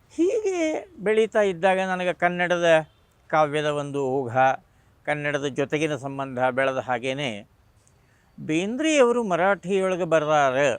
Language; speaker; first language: Kannada; non-native, local second language; Marathi